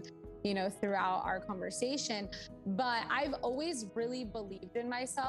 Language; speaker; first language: English; early bilingual, other home language; Portuguese